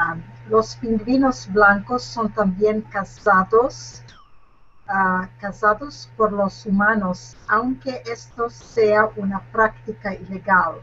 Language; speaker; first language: Spanish; non-native, learner; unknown